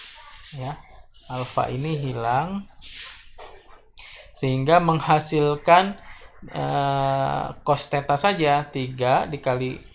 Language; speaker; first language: Indonesian; native; Indonesian